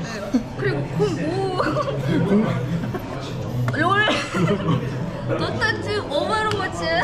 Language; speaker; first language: Korean; non-native, learner; Russian